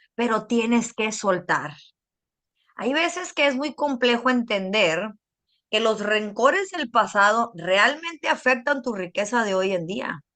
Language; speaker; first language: Spanish; early bilingual, heritage; Spanish